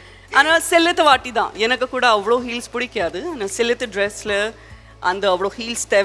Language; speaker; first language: Tamil; non-native, learner; Gujarati